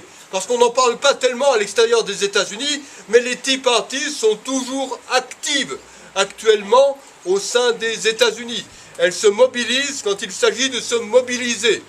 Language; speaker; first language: French; native; French